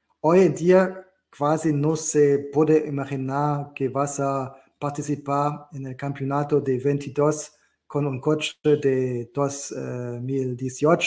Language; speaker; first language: Spanish; non-native, learner; German